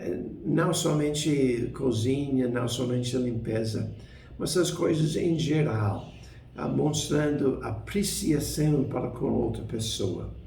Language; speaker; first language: Portuguese; non-native, fluent; English